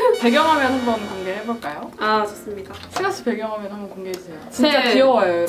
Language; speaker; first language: Korean; native; Korean